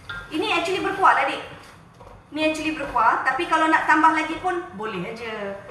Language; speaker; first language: Malay; non-native, local second language; Tamil